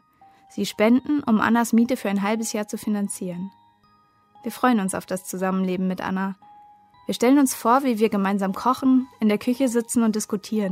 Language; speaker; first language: German; native; German